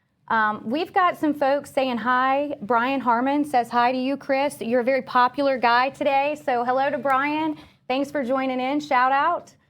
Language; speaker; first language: English; native; English